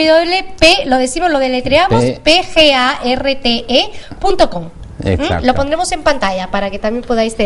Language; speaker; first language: Spanish; native; Spanish